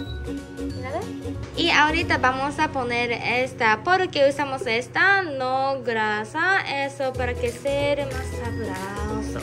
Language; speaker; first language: Spanish; non-native, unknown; Japanese